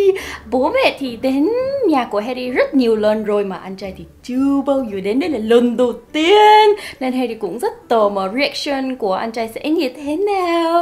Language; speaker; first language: Vietnamese; non-native, fluent; Korean